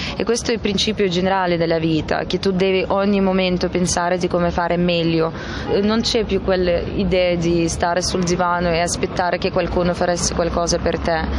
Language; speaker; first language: Italian; non-native, fluent; Russian